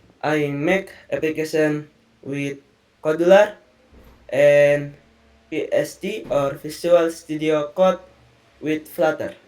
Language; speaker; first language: English; non-native, learner; Indonesian